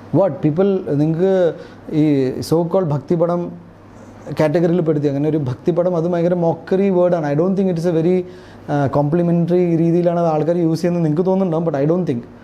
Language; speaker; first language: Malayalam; early bilingual, heritage; Malayalam